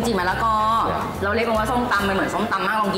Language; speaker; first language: Thai; native; Thai